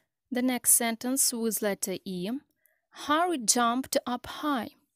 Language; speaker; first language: English; non-native, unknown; Ukrainian